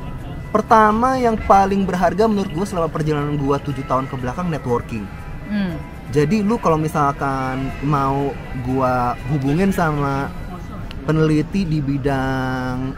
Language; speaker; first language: Indonesian; native; Indonesian